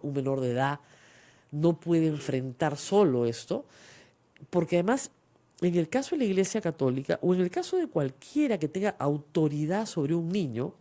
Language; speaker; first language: Spanish; native; Spanish